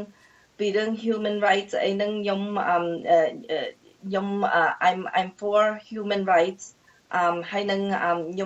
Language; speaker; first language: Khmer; early bilingual, heritage; Khmer